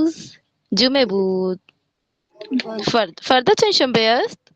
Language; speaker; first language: Persian; non-native, learner; Urdu